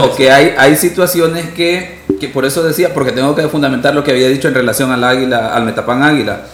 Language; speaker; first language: Spanish; native; Spanish